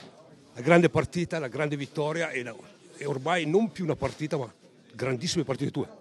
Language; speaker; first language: Italian; native; Italian